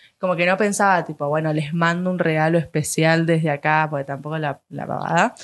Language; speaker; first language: Spanish; native; Spanish